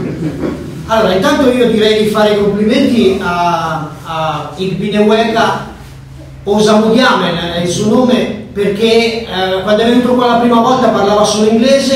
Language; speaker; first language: Italian; native; Italian